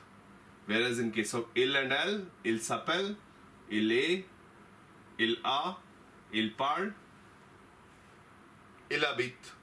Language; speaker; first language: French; non-native, fluent; Hindi